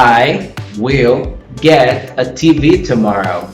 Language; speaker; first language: English; non-native, fluent; Spanish